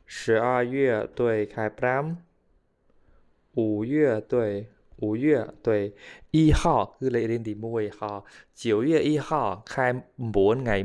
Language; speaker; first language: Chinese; non-native, fluent; Khmer